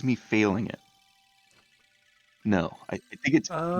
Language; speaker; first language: English; native; English